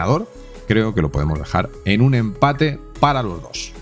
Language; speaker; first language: Spanish; native; Spanish